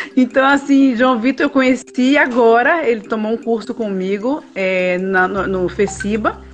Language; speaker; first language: Portuguese; native; Portuguese